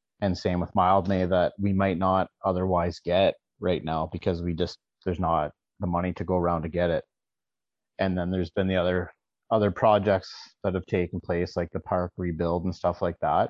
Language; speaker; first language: English; native; English